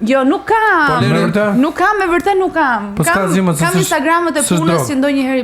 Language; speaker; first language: Albanian; native; Albanian